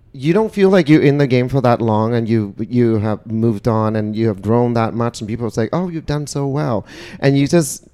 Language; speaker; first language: English; non-native, fluent; Vietnamese